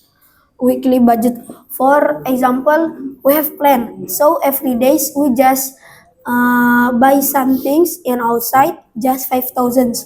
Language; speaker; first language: English; non-native, learner; Indonesian